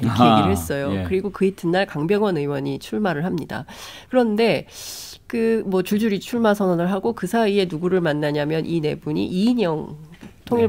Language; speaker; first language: Korean; native; Korean